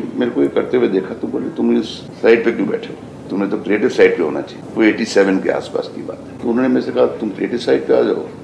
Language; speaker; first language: Hindi; native; Hindi